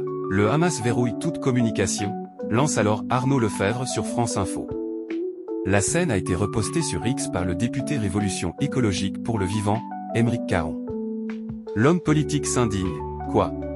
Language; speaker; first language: French; native; French